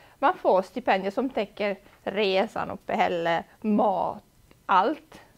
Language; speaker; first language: Swedish; non-native, fluent; Italian